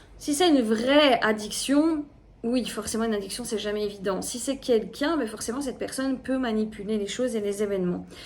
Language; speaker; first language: French; native; French